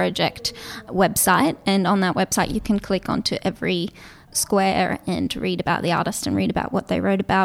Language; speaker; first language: English; non-native, local second language; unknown